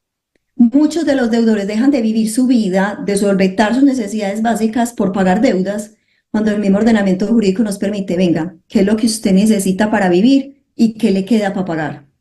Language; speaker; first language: Spanish; native; Spanish